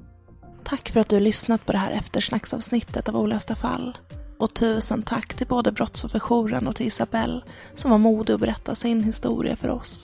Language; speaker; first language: Swedish; native; Swedish